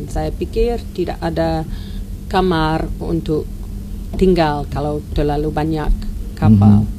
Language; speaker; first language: Indonesian; non-native, learner; English